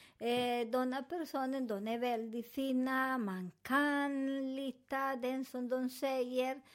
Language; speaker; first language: Swedish; non-native, learner; Spanish